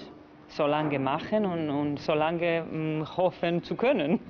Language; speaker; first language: German; non-native, fluent; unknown